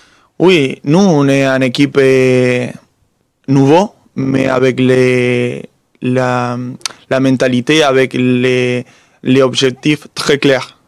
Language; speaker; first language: French; non-native, fluent; Spanish